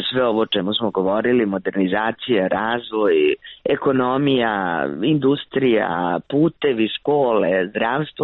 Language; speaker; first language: Croatian; native; Croatian